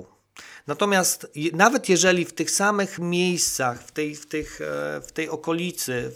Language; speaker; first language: Polish; native; Polish